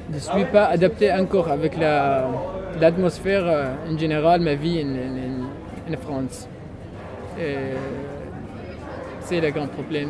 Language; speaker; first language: French; non-native, learner; Kurdish